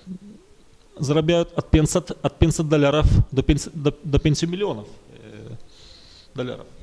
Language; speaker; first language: Polish; non-native, fluent; Russian